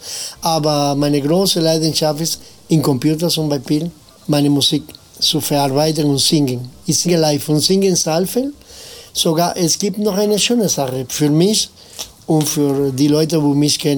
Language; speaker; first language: German; non-native, fluent; Spanish